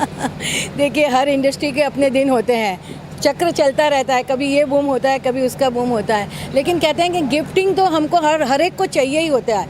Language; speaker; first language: Hindi; native; Hindi